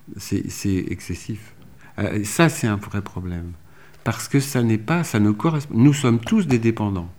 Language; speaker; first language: French; native; French